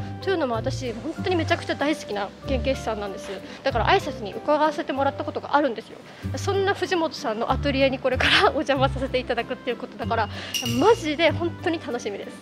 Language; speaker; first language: Japanese; native; Japanese